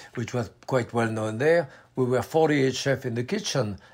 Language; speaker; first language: English; non-native, fluent; French